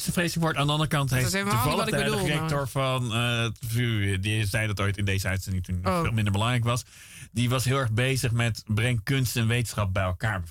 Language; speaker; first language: Dutch; native; Dutch